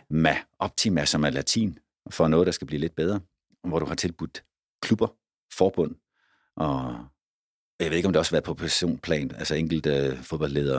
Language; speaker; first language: Danish; native; Danish